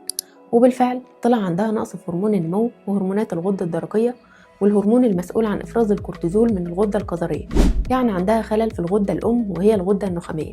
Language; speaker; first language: Arabic; native; Arabic